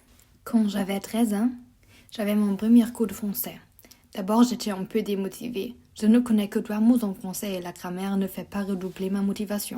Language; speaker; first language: French; non-native, learner; German